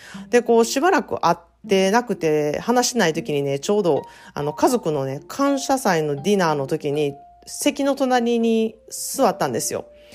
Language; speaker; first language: Japanese; native; Japanese